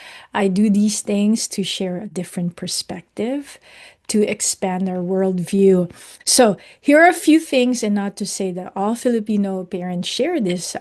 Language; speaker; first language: English; non-native, local second language; Filipino